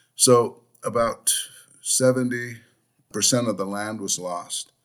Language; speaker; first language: English; native; English